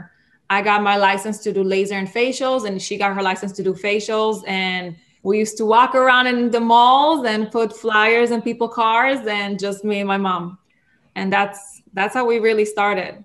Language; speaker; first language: English; non-native, fluent; Hebrew